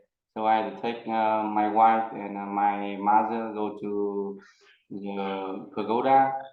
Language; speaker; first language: English; non-native, learner; Vietnamese